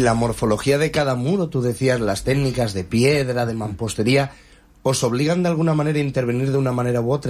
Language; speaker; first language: Spanish; native; Spanish